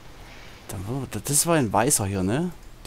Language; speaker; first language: German; native; German